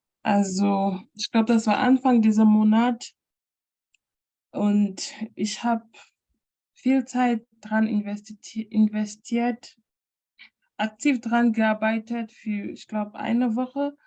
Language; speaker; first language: German; non-native, fluent; French